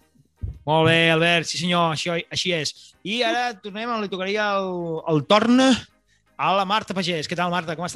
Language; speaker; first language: Catalan; native; Catalan